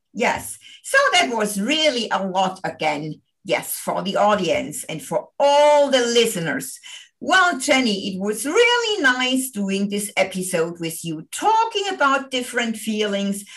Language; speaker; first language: English; non-native, fluent; German